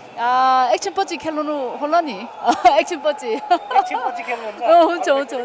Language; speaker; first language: Nepali; non-native, learner; Korean